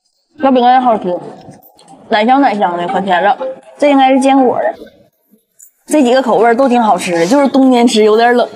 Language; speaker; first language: Chinese; native; Chinese